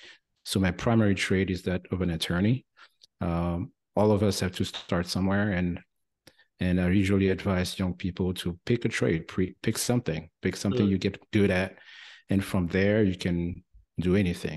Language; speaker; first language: English; non-native, fluent; French